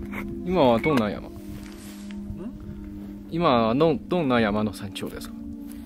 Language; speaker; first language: Japanese; non-native, learner; Chinese